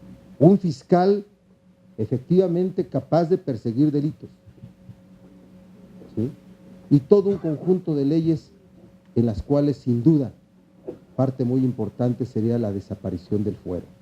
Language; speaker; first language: Spanish; native; Spanish